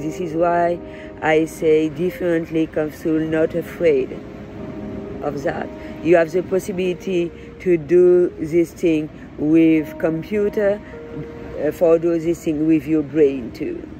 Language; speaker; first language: English; non-native, learner; French